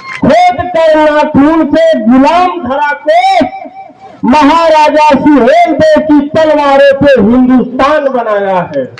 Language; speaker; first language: Hindi; native; Hindi